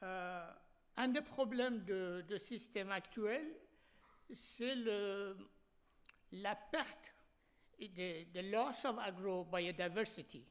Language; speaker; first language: French; non-native, fluent; Persian